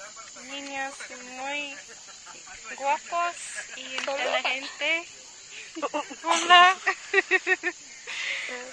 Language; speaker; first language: Spanish; non-native, learner; English